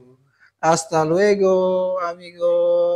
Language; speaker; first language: Spanish; non-native, learner; Indonesian